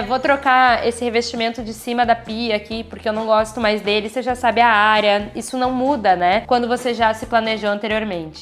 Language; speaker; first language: Portuguese; native; Portuguese